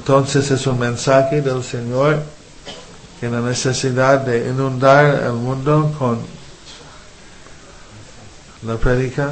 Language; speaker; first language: Spanish; non-native, fluent; English